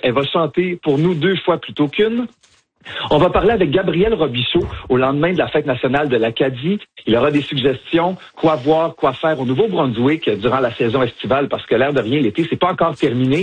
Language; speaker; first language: French; native; French